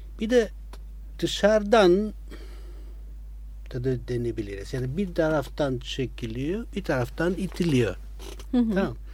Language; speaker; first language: Turkish; non-native, fluent; Italian